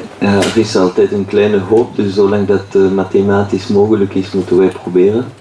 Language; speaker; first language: Dutch; non-native, local second language; French